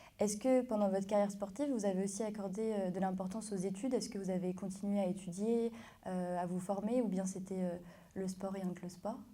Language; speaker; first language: French; native; French